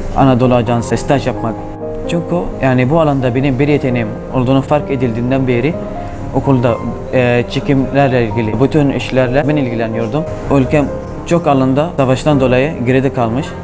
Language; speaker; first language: Turkish; early bilingual, other home language; Arabic